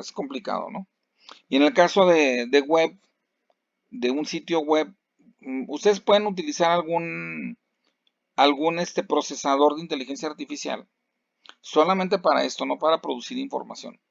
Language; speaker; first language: Spanish; native; Spanish